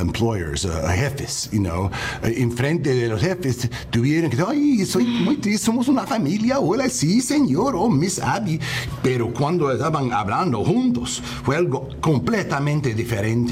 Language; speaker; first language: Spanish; early bilingual, heritage; English